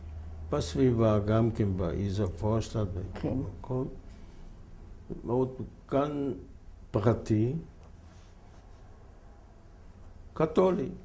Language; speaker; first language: Hebrew; non-native, fluent; German